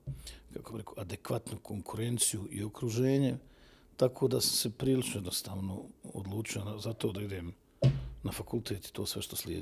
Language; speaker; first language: Serbian; native; Serbian